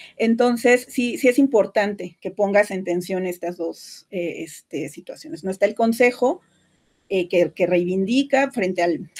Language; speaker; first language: Spanish; native; Spanish